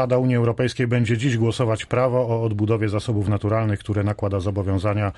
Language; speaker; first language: Polish; native; Polish